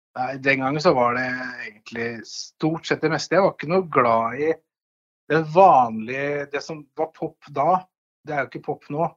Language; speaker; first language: Norwegian; native; Norwegian